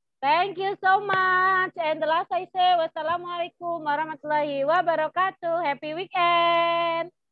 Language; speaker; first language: English; non-native, learner; Indonesian